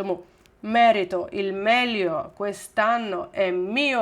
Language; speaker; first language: Italian; non-native, fluent; Ukrainian